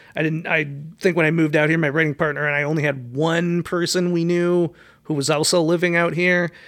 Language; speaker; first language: English; native; English